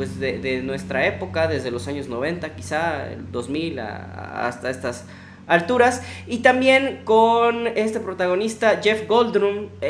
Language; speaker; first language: Spanish; native; Spanish